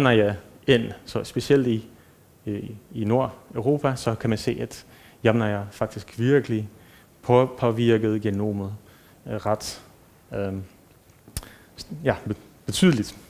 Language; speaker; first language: Danish; non-native, fluent; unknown